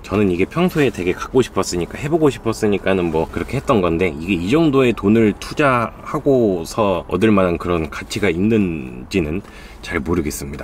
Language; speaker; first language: Korean; native; Korean